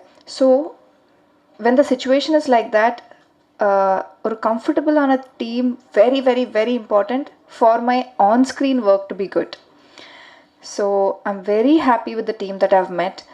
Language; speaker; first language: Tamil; non-native, learner; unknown